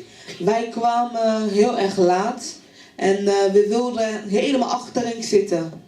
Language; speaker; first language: Dutch; non-native, fluent; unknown